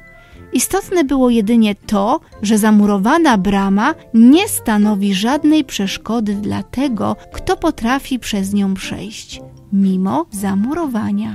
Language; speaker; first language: Polish; native; Polish